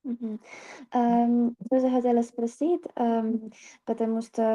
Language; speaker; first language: Russian; non-native, learner; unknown